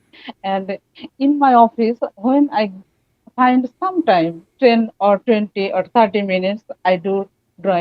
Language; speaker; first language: English; non-native, learner; Bangla